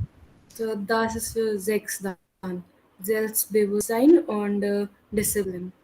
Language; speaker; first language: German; non-native, learner; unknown